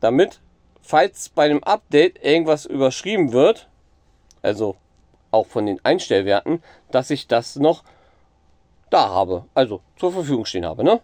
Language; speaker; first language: German; native; German